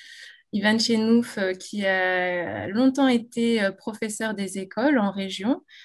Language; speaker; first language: French; native; French